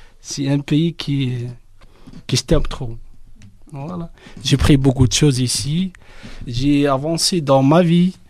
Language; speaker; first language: French; non-native, learner; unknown